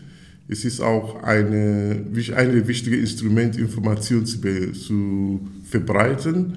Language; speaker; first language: German; non-native, fluent; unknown